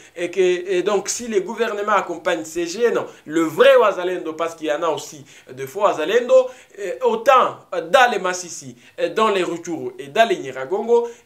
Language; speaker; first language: French; non-native, local second language; Swahili